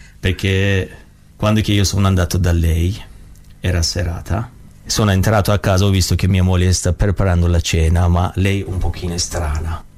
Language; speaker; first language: Italian; non-native, learner; Persian